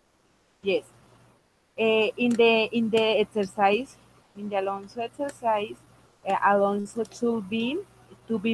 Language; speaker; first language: English; non-native, local second language; Spanish